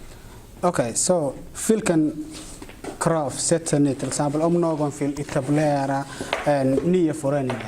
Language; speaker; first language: Swedish; non-native, learner; Somali